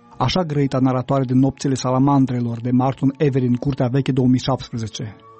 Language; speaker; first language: Romanian; native; Romanian